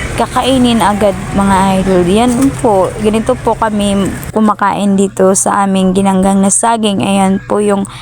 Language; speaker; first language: Filipino; non-native, local second language; Cebuano